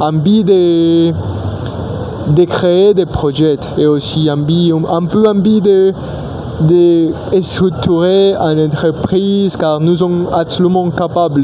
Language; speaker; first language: French; non-native, learner; Spanish